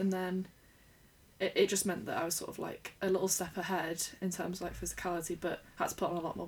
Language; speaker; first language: English; native; English